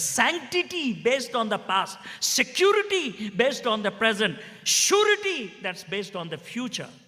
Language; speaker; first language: English; non-native, local second language; Telugu